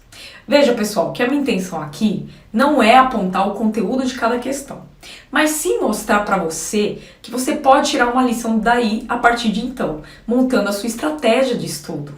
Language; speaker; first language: Portuguese; native; Portuguese